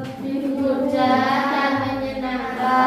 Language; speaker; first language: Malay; non-native, local second language; Javanese